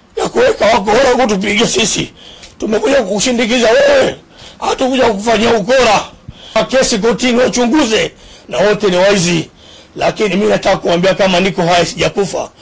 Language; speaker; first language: Swahili; native; Swahili